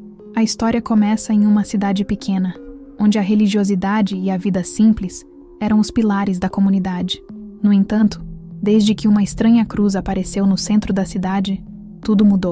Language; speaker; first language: Portuguese; native; Portuguese